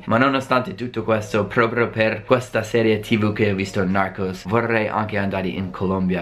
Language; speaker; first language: Italian; non-native, fluent; English